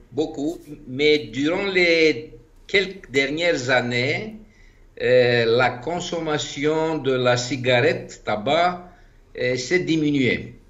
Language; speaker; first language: French; non-native, fluent; Greek